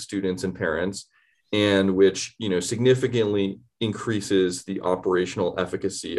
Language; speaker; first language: English; native; English